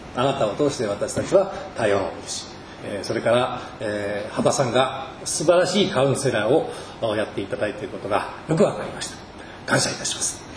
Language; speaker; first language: Japanese; native; Japanese